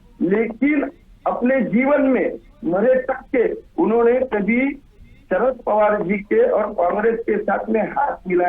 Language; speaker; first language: Hindi; non-native, local second language; Marathi